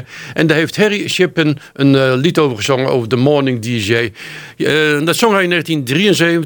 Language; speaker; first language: Dutch; native; Dutch